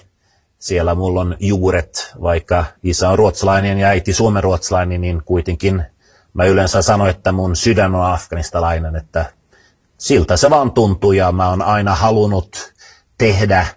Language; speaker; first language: Finnish; early bilingual, other home language; Swedish